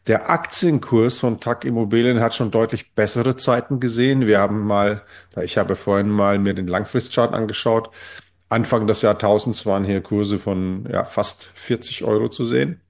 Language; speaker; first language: German; native; German